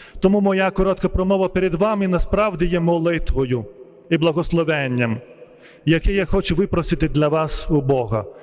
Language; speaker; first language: Ukrainian; non-native, fluent; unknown